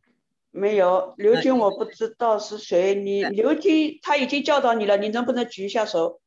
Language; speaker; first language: Chinese; native; Chinese